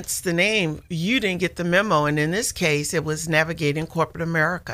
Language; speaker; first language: English; native; English